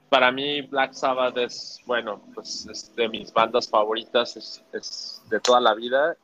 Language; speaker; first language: Spanish; native; Spanish